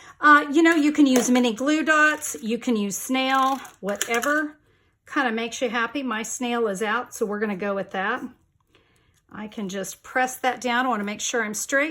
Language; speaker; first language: English; native; English